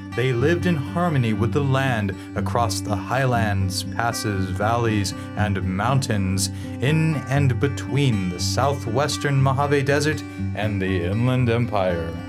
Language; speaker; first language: English; native; English